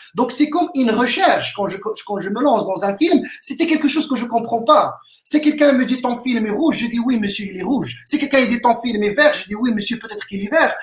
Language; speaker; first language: French; non-native, local second language; Arabic